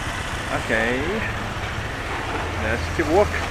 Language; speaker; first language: English; non-native, fluent; Korean